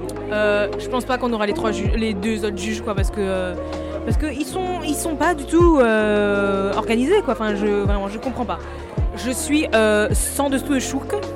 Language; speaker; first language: French; native; French